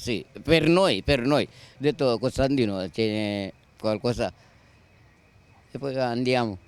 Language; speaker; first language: Italian; non-native, learner; Sinhala